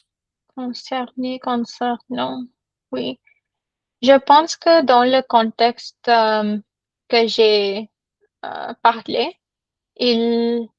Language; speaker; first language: French; non-native, learner; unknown